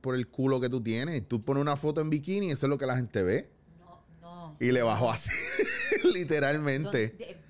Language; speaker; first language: Spanish; native; Spanish